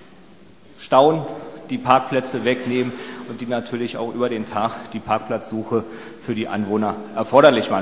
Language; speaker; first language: German; native; German